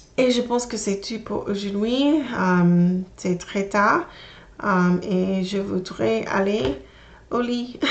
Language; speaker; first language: French; non-native, learner; English